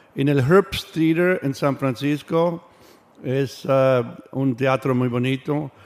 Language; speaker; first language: Spanish; non-native, learner; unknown